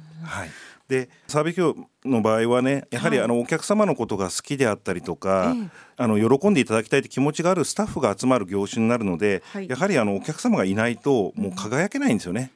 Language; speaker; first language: Japanese; native; Japanese